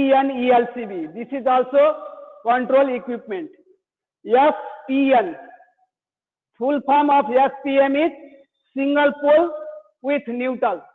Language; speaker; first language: English; non-native, learner; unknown